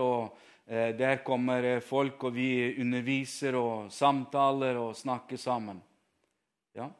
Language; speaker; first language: Norwegian; non-native, fluent; Ukrainian